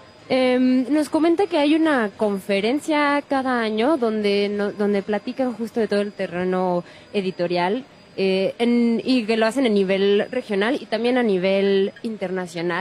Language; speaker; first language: Spanish; native; Spanish